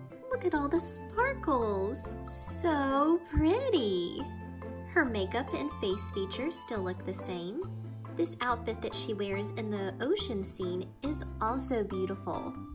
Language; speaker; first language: English; native; English